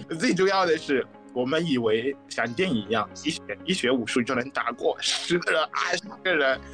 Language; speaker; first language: Chinese; non-native, fluent; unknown